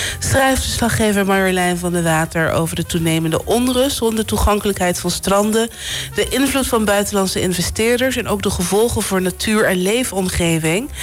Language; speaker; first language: Dutch; non-native, local second language; Papiamento